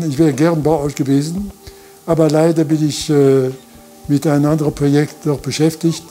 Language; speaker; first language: German; non-native, fluent; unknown